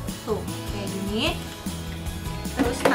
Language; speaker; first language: Indonesian; native; Indonesian